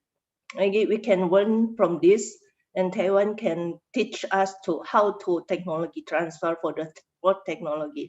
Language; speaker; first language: English; non-native, learner; Indonesian